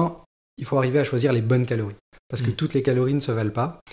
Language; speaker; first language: French; native; French